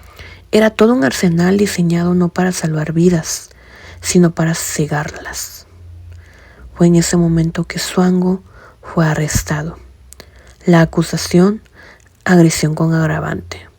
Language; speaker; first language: Spanish; native; Spanish